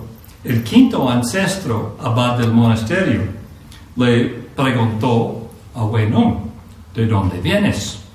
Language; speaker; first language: Spanish; non-native, fluent; English